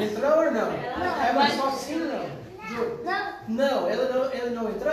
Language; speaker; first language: Portuguese; non-native, fluent; English